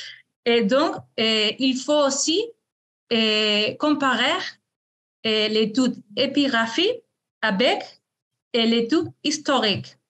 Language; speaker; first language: French; non-native, fluent; Spanish